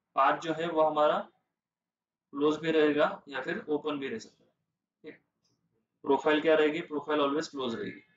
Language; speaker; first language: Hindi; non-native, local second language; Marathi